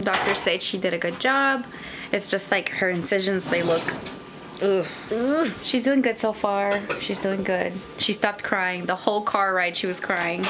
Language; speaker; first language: English; early bilingual, other home language; Spanish